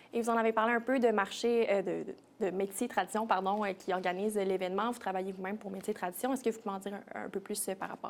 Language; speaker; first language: French; native; French